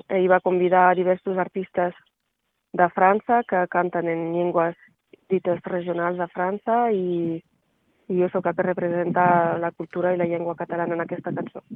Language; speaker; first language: Catalan; non-native, local second language; French